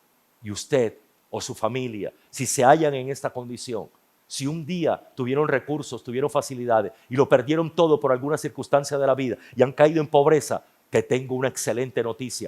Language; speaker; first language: Spanish; native; Spanish